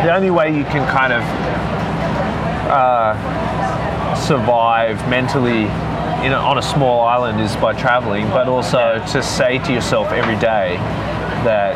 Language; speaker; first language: English; native; English